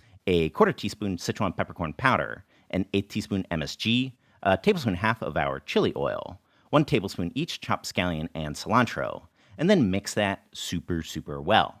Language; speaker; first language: English; native; English